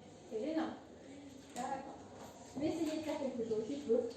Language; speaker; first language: French; non-native, local second language; Arabic